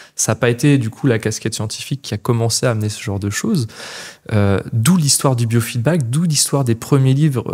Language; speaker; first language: French; native; French